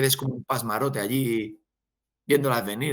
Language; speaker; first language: Spanish; native; Spanish